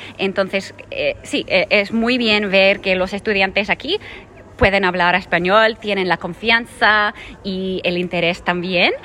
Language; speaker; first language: Spanish; non-native, fluent; German